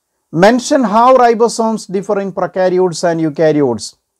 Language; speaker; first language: English; non-native, local second language; Malayalam